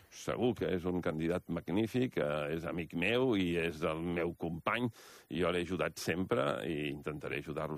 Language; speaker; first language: Catalan; native; Catalan